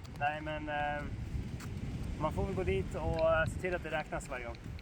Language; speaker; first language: Swedish; native; Swedish